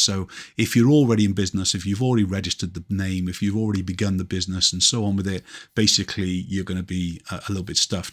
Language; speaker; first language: English; native; English